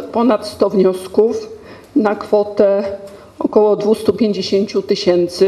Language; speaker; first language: Polish; native; Polish